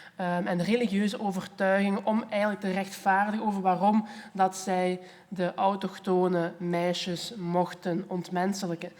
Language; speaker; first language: Dutch; native; Dutch